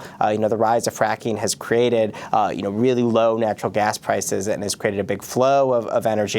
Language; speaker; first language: English; native; English